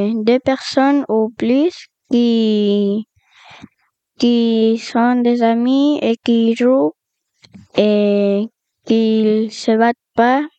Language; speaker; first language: French; non-native, learner; Spanish